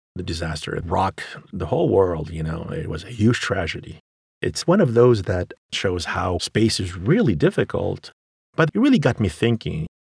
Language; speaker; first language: English; non-native, fluent; Arabic